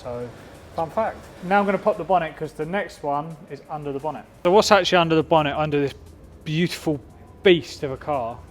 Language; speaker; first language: English; native; English